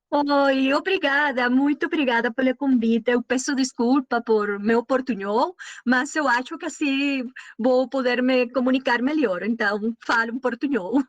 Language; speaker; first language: Portuguese; non-native, learner; Spanish